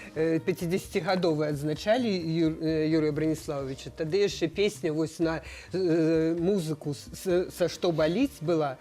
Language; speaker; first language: Belarusian; native; Belarusian